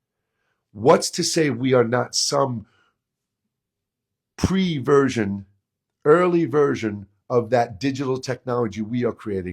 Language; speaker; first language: English; native; English